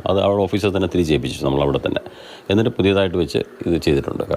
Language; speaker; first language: Malayalam; native; Malayalam